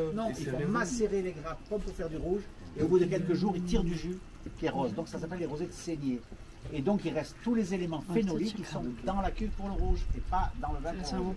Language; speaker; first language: French; native; French